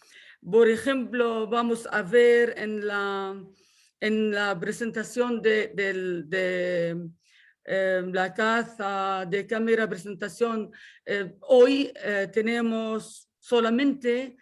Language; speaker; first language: Spanish; non-native, fluent; Arabic